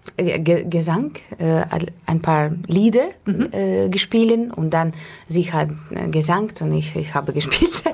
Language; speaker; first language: German; non-native, fluent; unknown